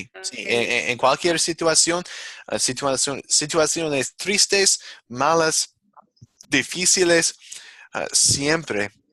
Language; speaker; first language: Spanish; non-native, fluent; English